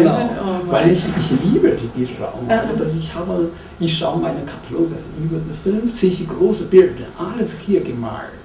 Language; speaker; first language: German; non-native, learner; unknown